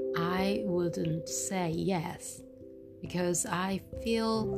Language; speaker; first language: English; non-native, learner; Japanese